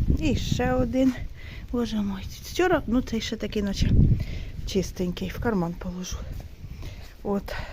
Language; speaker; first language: Ukrainian; native; Ukrainian